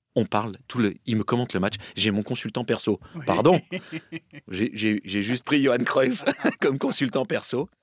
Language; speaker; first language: French; native; French